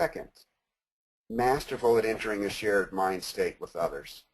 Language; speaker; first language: English; native; English